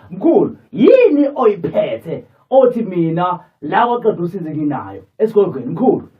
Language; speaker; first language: Zulu; native; Zulu